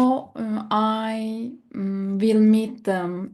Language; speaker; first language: English; non-native, learner; Turkish